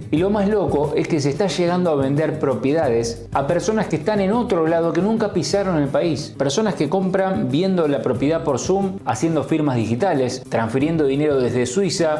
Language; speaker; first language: Spanish; native; Spanish